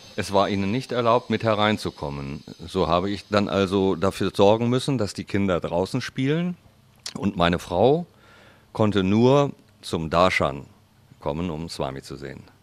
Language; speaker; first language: German; native; German